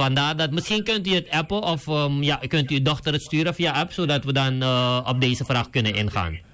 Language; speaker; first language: Dutch; native; Dutch